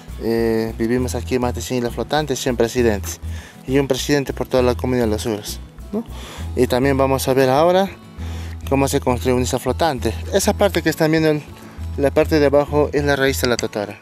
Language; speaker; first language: Spanish; native; Spanish